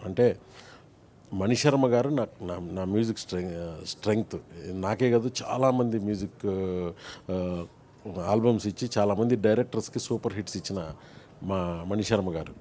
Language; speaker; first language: Telugu; native; Telugu